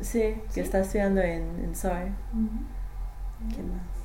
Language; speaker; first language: Spanish; non-native, learner; English